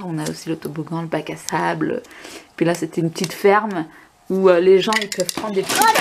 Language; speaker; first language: French; native; French